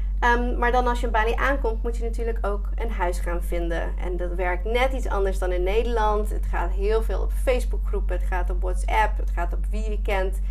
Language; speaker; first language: Dutch; non-native, fluent; English